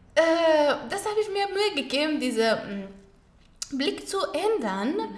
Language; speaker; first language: German; non-native, learner; Pashto